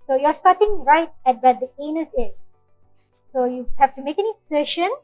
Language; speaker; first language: English; non-native, local second language; Malay